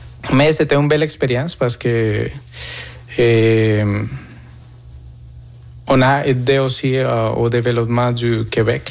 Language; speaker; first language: French; non-native, fluent; Spanish